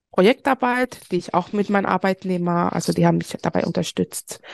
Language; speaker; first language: German; early bilingual, other home language; Spanish